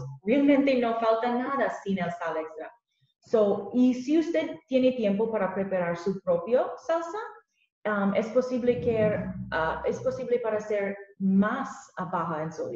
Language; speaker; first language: Spanish; non-native, learner; English